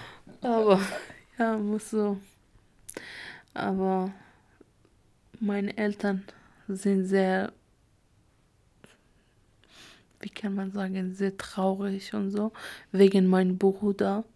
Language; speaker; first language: German; non-native, learner; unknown